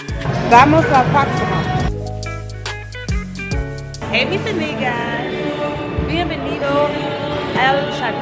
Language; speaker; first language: Spanish; non-native, learner; English